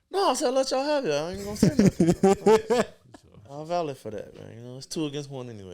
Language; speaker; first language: English; native; English